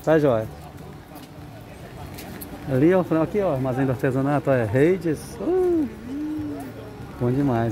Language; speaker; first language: Portuguese; native; Portuguese